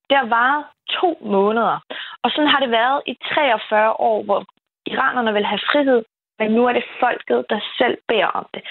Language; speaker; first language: Danish; early bilingual, other home language; Kurdish